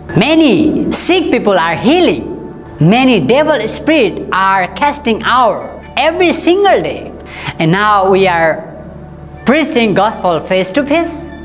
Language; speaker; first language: English; non-native, local second language; Nepali